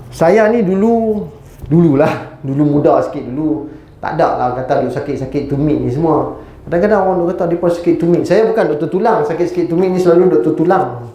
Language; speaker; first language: Malay; native; Malay